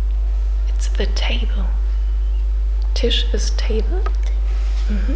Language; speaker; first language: English; non-native, fluent; German